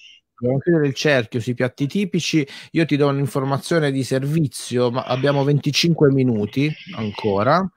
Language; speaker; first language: Italian; native; Italian